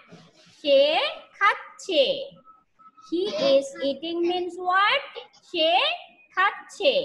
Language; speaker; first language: English; non-native, learner; Bangla